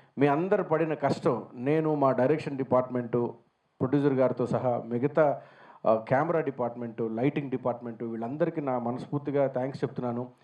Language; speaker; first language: Telugu; native; Telugu